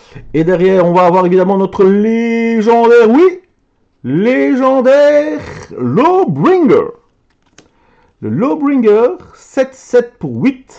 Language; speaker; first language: French; native; French